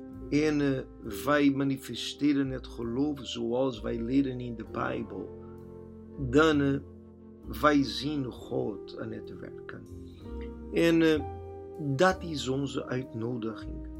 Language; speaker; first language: Dutch; non-native, learner; Portuguese